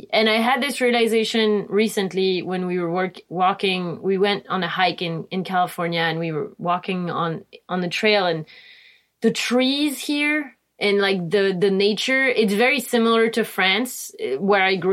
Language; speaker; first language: English; non-native, fluent; French